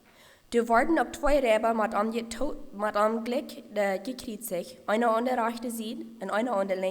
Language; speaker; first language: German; non-native, learner; Plautdietsch